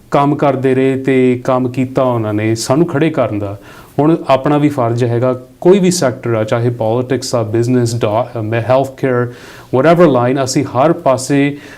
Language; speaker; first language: Punjabi; early bilingual, heritage; Punjabi